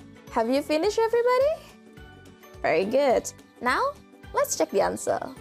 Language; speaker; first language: English; non-native, fluent; Indonesian